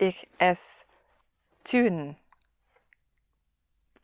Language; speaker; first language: German; non-native, learner; English